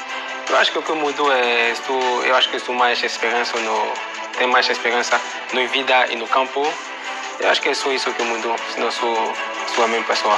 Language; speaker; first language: Portuguese; non-native, fluent; French